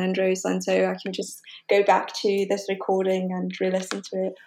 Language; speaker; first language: English; non-native, fluent; German